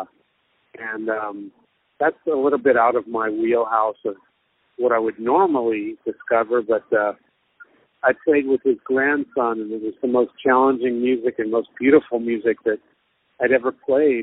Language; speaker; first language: English; native; English